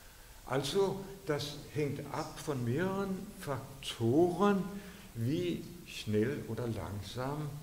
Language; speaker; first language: German; non-native, fluent; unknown